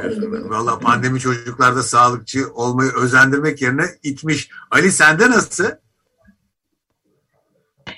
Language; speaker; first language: Turkish; native; Turkish